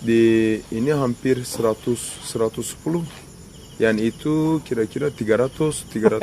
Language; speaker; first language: Indonesian; non-native, learner; Turkish